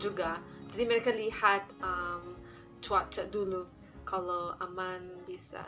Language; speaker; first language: Indonesian; non-native, fluent; English